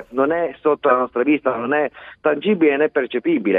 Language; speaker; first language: Italian; native; Italian